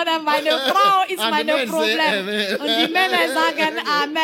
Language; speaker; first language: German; non-native, learner; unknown